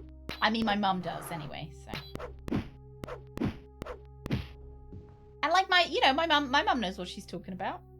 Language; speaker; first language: English; native; English